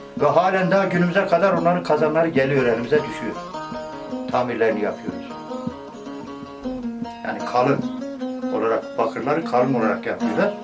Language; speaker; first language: Turkish; native; Turkish